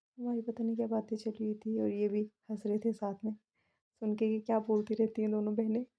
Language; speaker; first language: Hindi; native; Hindi